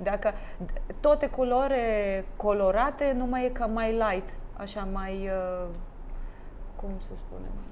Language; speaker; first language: Romanian; non-native, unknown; Russian